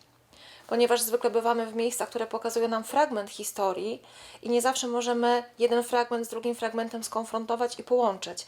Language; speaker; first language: Polish; native; Polish